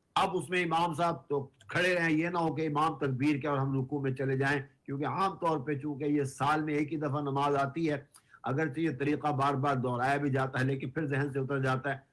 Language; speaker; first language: Urdu; native; Urdu